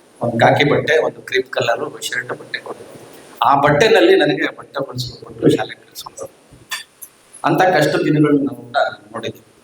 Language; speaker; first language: Kannada; native; Kannada